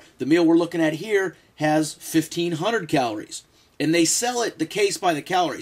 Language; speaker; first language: English; native; English